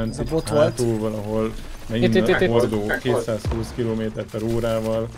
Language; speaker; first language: Hungarian; native; Hungarian